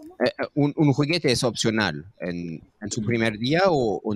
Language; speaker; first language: Spanish; non-native, fluent; French